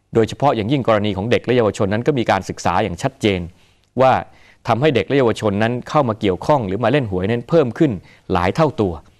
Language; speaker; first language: Thai; native; Thai